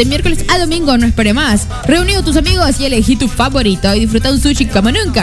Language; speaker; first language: Spanish; native; Spanish